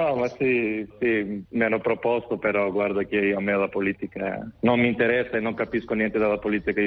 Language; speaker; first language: Italian; non-native, fluent; Macedonian